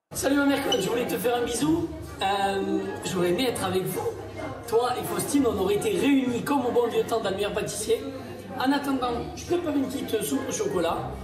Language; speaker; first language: French; native; French